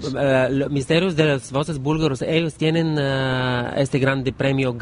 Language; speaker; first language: Spanish; non-native, learner; Bulgarian